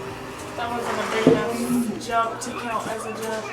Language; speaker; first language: English; native; English